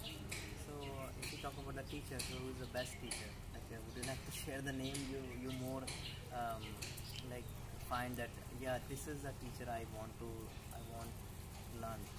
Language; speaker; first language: English; non-native, local second language; Hindi